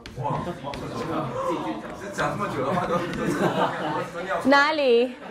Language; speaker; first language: Chinese; non-native, learner; Spanish